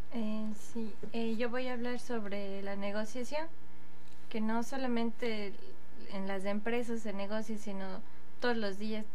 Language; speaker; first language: Portuguese; non-native, learner; Spanish